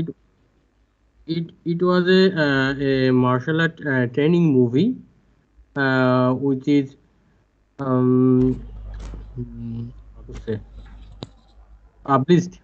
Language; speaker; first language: English; non-native, learner; Bangla